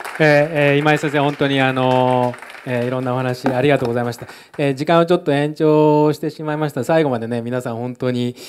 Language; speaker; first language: Japanese; native; Japanese